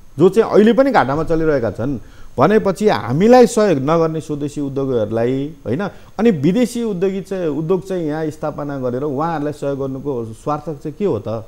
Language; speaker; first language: Nepali; native; Nepali